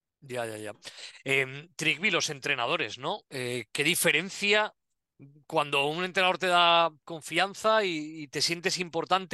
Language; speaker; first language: Spanish; native; Spanish